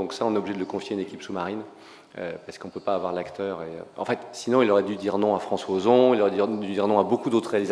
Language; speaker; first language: French; native; French